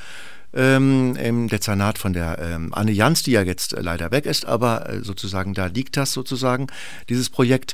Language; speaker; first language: German; native; German